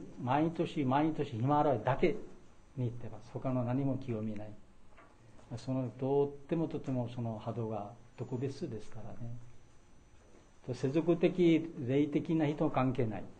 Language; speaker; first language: Japanese; non-native, fluent; Bangla